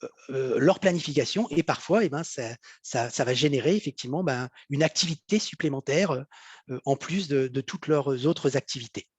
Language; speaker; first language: French; native; French